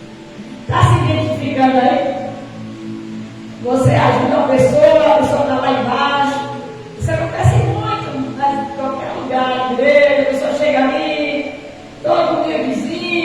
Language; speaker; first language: Portuguese; native; Portuguese